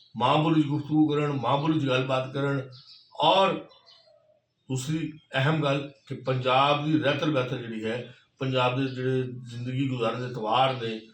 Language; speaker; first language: Punjabi; native; Punjabi